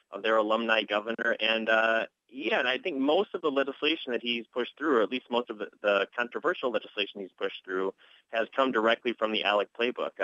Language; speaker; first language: English; native; English